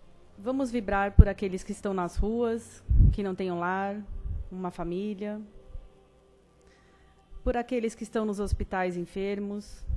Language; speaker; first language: Portuguese; native; Portuguese